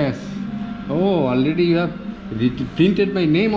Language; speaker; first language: English; non-native, learner; Bangla